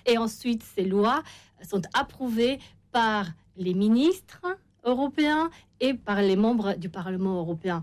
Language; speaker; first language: French; non-native, fluent; Romanian